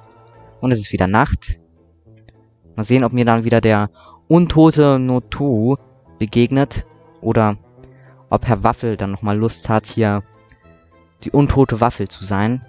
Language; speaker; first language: German; native; German